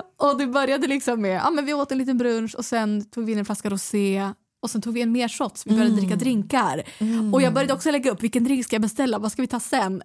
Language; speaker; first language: Swedish; native; Swedish